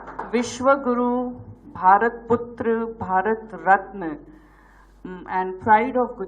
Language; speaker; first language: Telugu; non-native, local second language; Gujarati